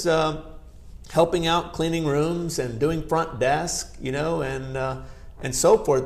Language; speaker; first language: English; early bilingual, other home language; Gujarati